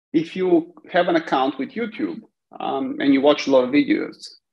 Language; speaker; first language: English; non-native, fluent; Bulgarian